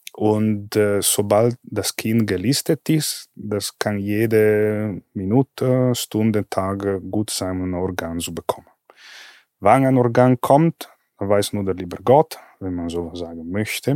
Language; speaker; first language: German; non-native, fluent; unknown